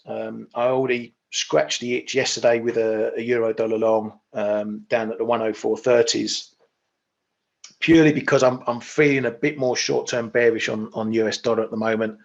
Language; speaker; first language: English; native; English